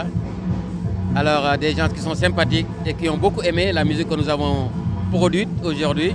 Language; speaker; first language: French; non-native, local second language; Wolof